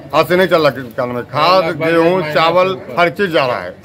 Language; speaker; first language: Hindi; native; Hindi